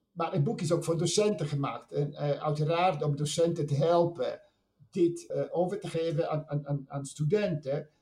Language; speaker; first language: Dutch; non-native, fluent; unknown